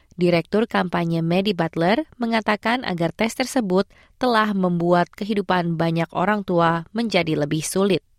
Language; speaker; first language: Indonesian; native; Indonesian